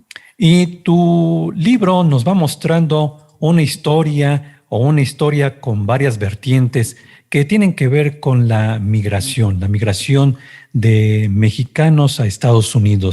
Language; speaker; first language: Spanish; native; Spanish